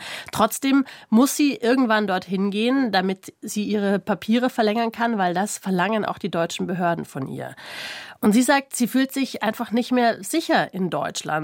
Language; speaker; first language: German; native; German